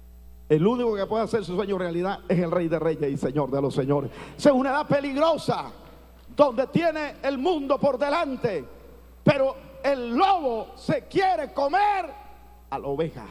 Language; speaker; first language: Spanish; native; Spanish